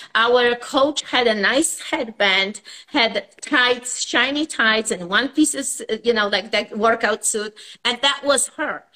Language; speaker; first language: English; non-native, fluent; Polish